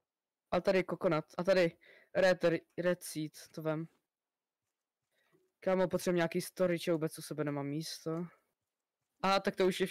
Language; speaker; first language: Czech; native; Czech